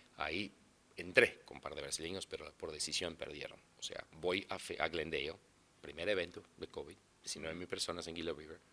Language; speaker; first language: Spanish; non-native, fluent; Portuguese